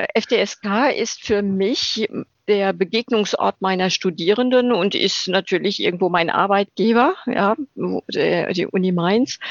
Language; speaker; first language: German; native; German